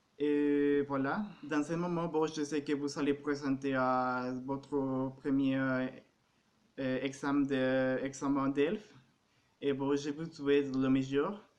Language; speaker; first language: French; non-native, fluent; Spanish